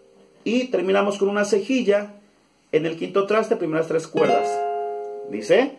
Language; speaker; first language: Spanish; native; Spanish